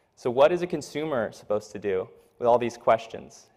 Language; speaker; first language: English; native; English